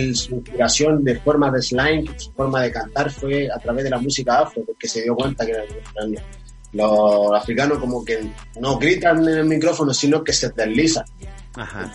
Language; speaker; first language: Spanish; non-native, fluent; Portuguese